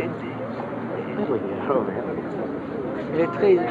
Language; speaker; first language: French; non-native, fluent; English